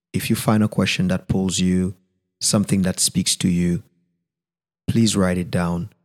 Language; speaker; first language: English; non-native, fluent; Haitian Creole